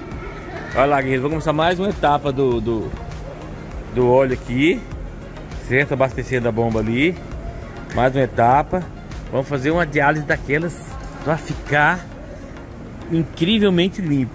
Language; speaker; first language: Portuguese; native; Portuguese